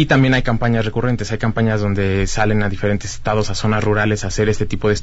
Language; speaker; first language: Spanish; native; Spanish